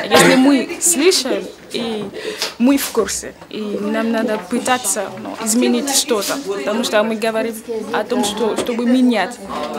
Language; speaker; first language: Russian; non-native, learner; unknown